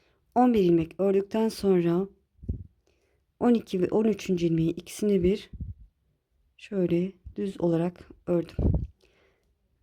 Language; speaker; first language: Turkish; native; Turkish